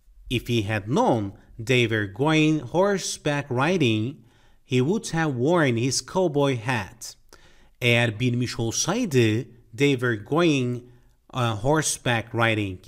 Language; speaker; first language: English; non-native, fluent; Turkish